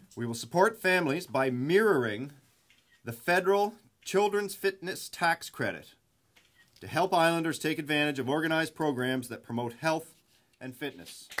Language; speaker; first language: English; native; English